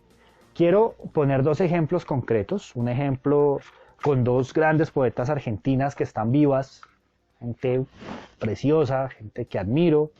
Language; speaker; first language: Spanish; native; Spanish